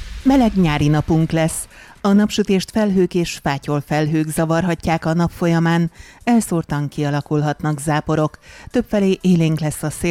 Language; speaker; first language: Hungarian; native; Hungarian